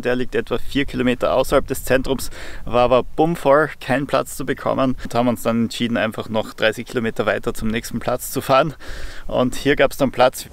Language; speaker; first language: German; native; German